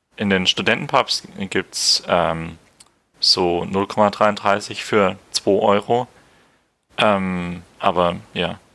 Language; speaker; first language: German; native; German